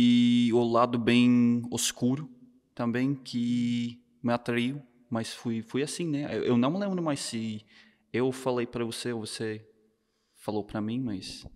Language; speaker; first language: Portuguese; non-native, fluent; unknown